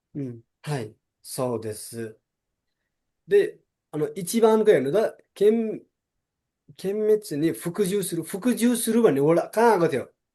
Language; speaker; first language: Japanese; non-native, fluent; Nepali